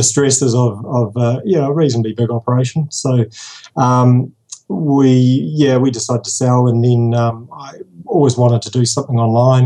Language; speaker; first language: English; native; English